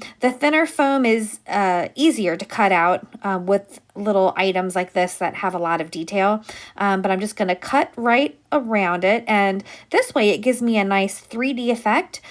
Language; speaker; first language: English; native; English